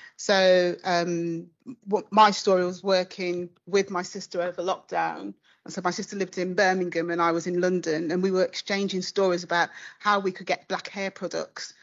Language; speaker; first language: English; native; English